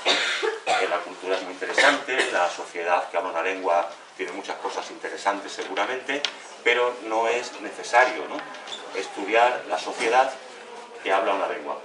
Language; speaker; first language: Spanish; native; Spanish